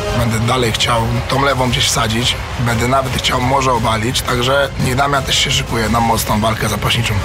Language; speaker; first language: Polish; native; Polish